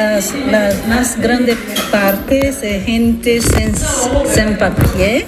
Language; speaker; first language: Spanish; non-native, learner; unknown